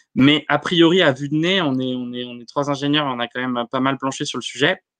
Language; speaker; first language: French; native; French